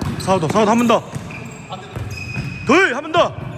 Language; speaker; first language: Korean; native; Korean